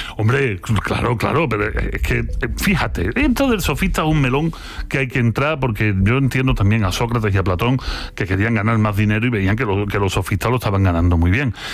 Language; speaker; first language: Spanish; native; Spanish